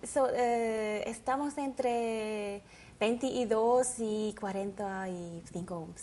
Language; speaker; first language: Spanish; non-native, learner; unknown